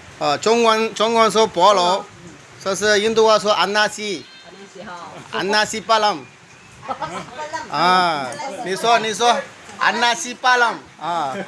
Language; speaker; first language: Chinese; non-native, local second language; Tamil